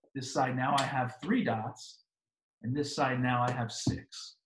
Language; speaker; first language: English; native; English